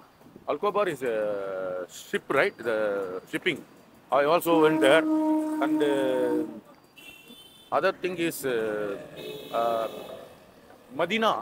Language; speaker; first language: English; non-native, learner; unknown